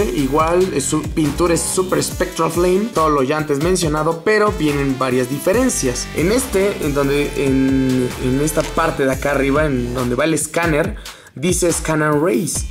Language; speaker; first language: Spanish; native; Spanish